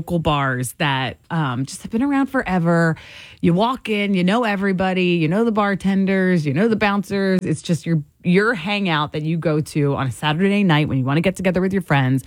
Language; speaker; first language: English; native; English